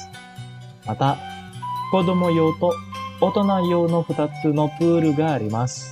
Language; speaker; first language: Japanese; non-native, fluent; Indonesian